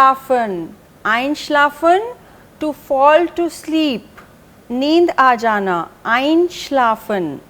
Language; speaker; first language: German; non-native, fluent; Hindi